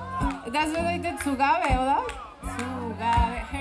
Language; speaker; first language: German; non-native, fluent; Spanish